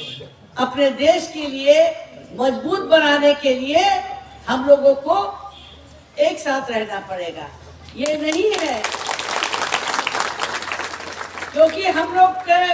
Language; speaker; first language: Hindi; non-native, local second language; Bangla